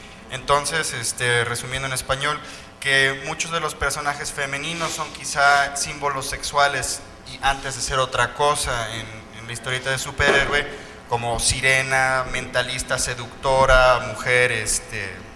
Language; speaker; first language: Spanish; native; Spanish